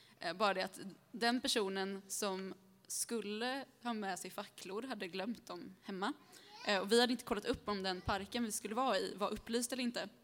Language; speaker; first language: Swedish; early bilingual, other home language; Spanish